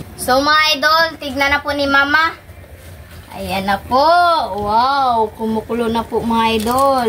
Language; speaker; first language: Filipino; non-native, local second language; Cebuano